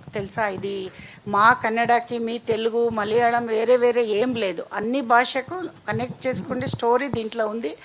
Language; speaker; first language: Telugu; non-native, local second language; Kannada